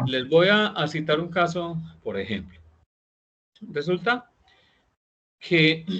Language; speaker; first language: Spanish; native; Spanish